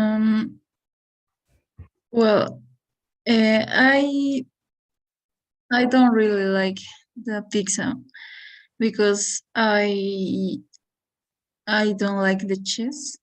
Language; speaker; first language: English; non-native, learner; Spanish